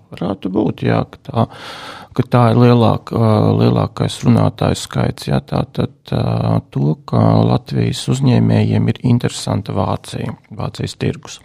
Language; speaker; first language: Latvian; non-native, local second language; Russian